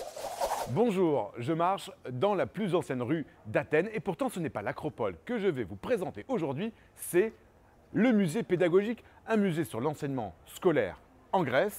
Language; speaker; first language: French; native; French